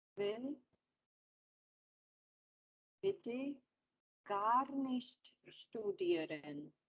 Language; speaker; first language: German; non-native, learner; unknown